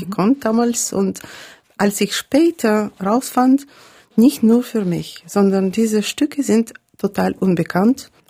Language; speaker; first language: German; non-native, fluent; Russian